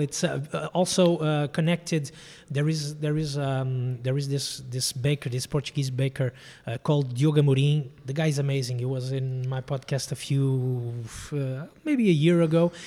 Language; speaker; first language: English; non-native, fluent; Portuguese